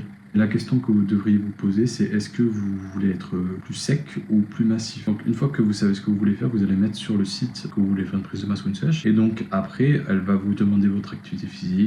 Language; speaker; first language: French; native; French